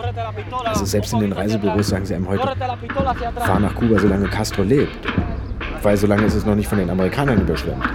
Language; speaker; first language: German; native; German